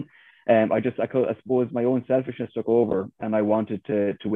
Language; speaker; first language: English; native; English